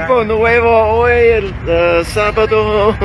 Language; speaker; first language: Spanish; non-native, learner; English